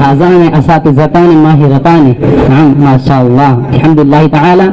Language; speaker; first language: Arabic; non-native, learner; Urdu